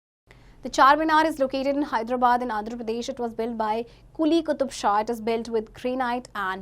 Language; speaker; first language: English; non-native, local second language; Hindi